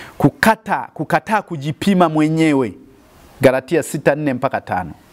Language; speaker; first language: Swahili; native; Swahili